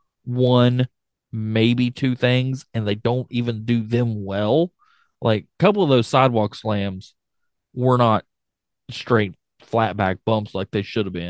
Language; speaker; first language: English; native; English